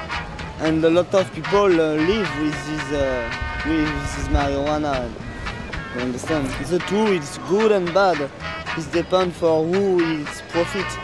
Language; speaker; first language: English; non-native, learner; French